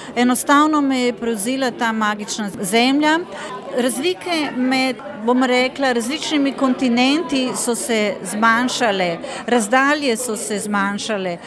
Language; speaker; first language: Slovenian; native; Slovenian